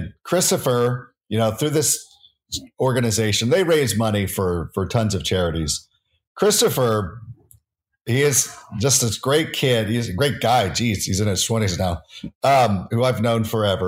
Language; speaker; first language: English; native; English